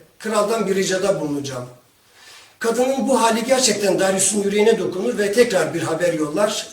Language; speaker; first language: Turkish; non-native, local second language; Kurdish